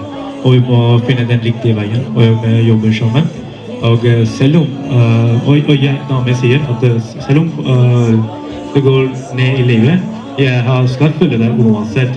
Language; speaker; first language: Norwegian; non-native, fluent; Hindi